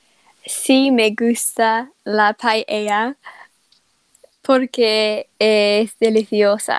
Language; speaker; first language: Spanish; non-native, learner; English